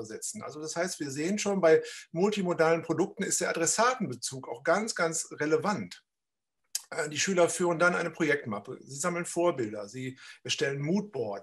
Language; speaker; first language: German; native; German